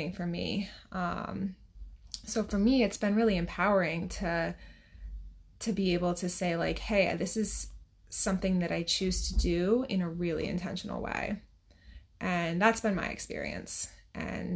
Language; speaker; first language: English; native; English